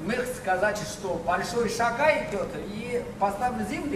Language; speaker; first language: Russian; non-native, learner; Chinese